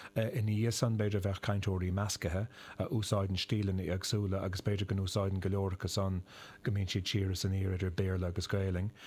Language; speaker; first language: Irish; native; Irish